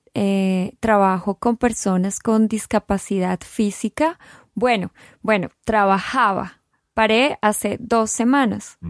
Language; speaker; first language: Spanish; native; Spanish